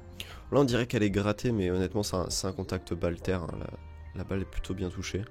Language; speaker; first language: French; native; French